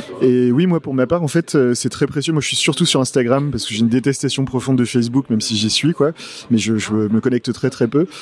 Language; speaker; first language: French; native; French